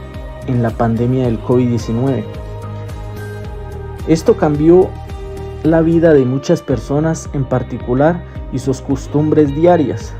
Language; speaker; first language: Spanish; native; Spanish